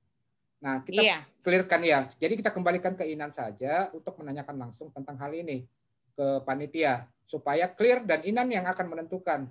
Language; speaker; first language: Indonesian; native; Indonesian